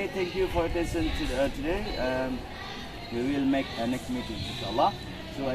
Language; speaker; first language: English; non-native, learner; Indonesian